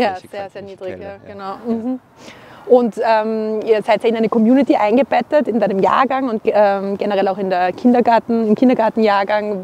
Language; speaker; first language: German; native; German